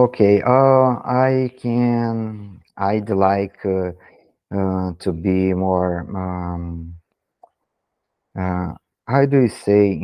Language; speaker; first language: English; non-native, learner; Portuguese